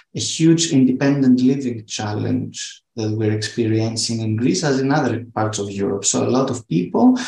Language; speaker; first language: English; non-native, fluent; Greek